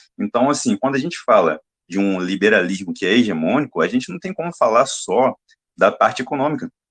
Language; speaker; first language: Portuguese; native; Portuguese